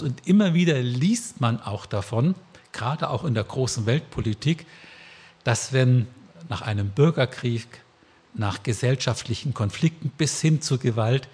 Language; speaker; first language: German; native; German